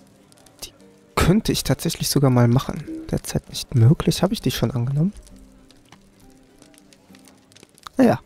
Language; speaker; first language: German; native; German